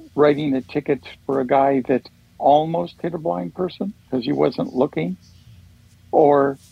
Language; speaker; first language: English; native; English